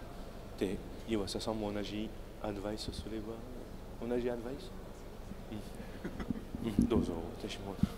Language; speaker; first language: Japanese; non-native, fluent; French